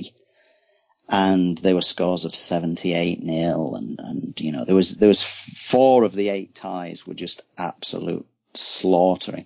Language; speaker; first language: English; native; English